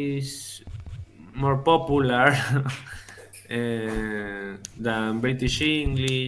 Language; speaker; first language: English; non-native, learner; Spanish